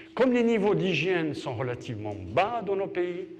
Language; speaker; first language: French; non-native, local second language; Arabic